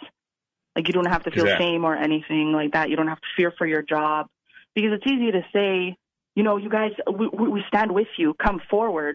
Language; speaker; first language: English; non-native, fluent; Italian